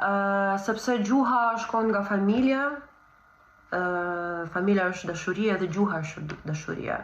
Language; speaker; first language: Albanian; early bilingual, heritage; Albanian